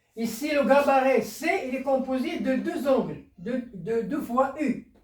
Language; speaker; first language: French; non-native, local second language; Arabic